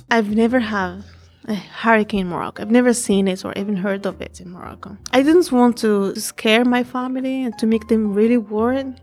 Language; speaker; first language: English; non-native, fluent; Arabic